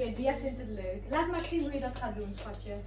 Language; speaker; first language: Dutch; native; Dutch